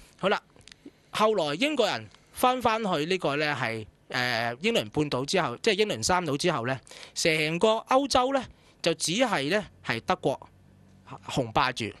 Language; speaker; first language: Cantonese; native; Cantonese